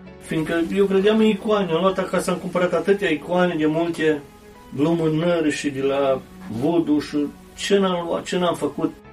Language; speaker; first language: Romanian; early bilingual, heritage; Romanian